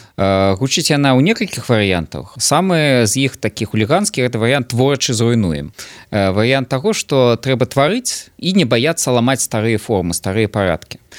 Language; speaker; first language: Belarusian; non-native, local second language; Russian